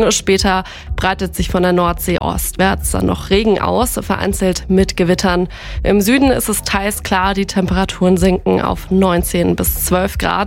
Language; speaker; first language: German; native; German